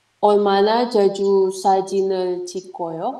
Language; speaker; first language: Korean; non-native, learner; Indonesian